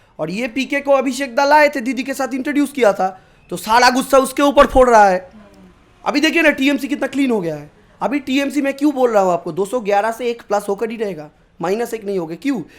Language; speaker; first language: Hindi; non-native, local second language; Bangla